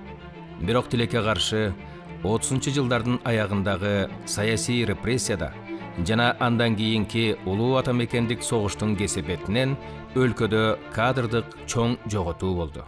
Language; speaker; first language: Kyrgyz; native; Kyrgyz